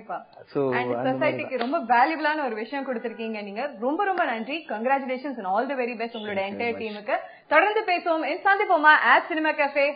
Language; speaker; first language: Tamil; native; Tamil